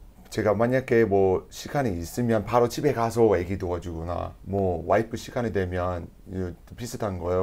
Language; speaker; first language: Korean; non-native, learner; English